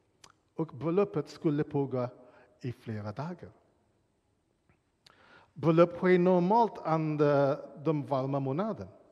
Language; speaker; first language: Swedish; non-native, fluent; English